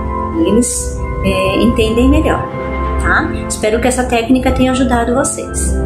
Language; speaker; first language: Portuguese; native; Portuguese